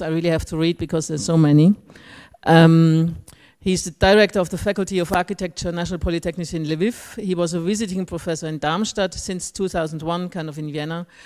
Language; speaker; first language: English; non-native, fluent; German